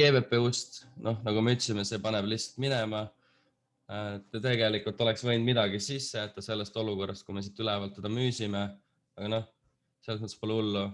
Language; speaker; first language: Estonian; native; Estonian